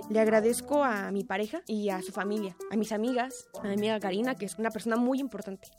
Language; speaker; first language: Spanish; native; Spanish